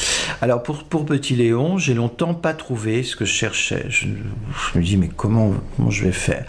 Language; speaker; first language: French; native; French